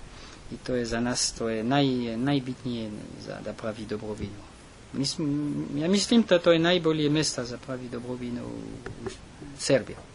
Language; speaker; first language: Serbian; non-native, learner; French